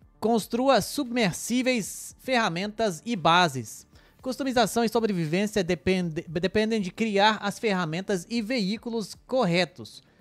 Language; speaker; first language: Portuguese; non-native, fluent; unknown